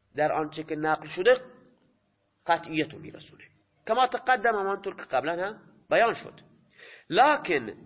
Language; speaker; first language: Persian; non-native, local second language; Baluchi